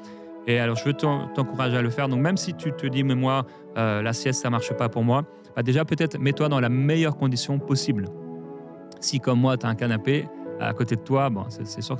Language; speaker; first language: French; native; French